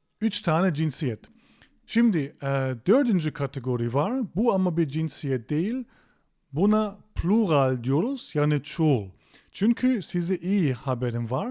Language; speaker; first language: Turkish; non-native, fluent; German